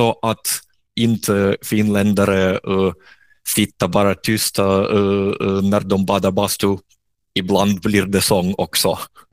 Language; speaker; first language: Swedish; non-native, fluent; Russian